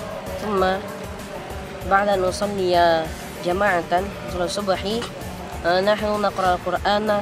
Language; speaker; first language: Arabic; non-native, learner; Indonesian